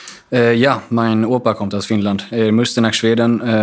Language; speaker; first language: German; non-native, fluent; Swedish